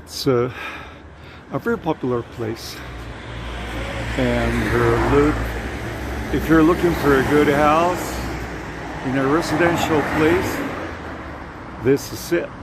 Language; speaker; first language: English; non-native, fluent; Spanish